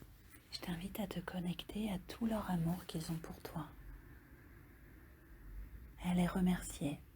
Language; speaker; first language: French; native; French